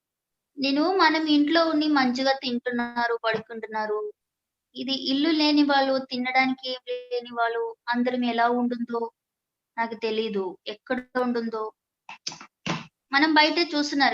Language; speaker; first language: Telugu; non-native, learner; Malayalam